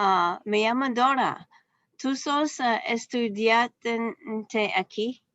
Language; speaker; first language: Spanish; non-native, learner; English